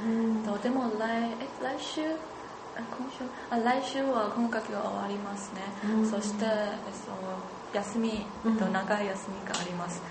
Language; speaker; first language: Japanese; non-native, learner; Chinese